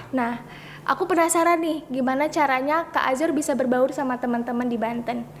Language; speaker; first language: Indonesian; native; Indonesian